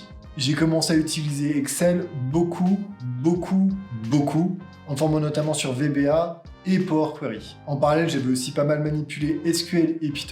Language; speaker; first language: French; native; French